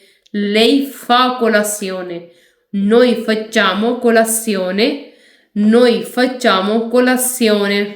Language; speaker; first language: Italian; non-native, fluent; Urdu